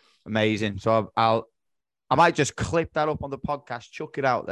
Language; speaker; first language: English; native; English